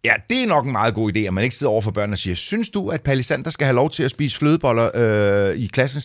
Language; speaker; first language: Danish; native; Danish